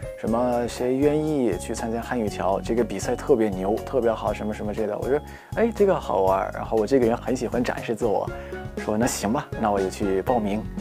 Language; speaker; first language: Chinese; non-native, fluent; Arabic